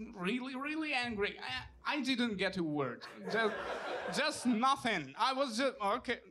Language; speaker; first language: English; non-native, fluent; Russian